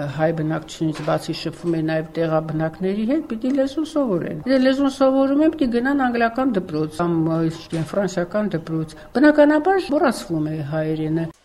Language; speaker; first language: Armenian; native; Armenian